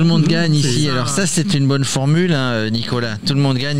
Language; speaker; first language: French; native; French